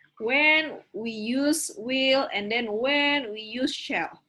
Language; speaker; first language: English; non-native, fluent; Indonesian